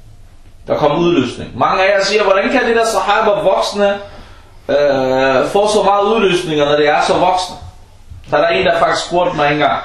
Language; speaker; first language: Danish; non-native, fluent; Arabic